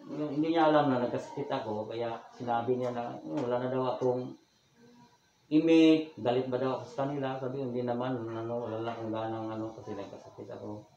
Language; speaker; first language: Filipino; non-native, local second language; Cebuano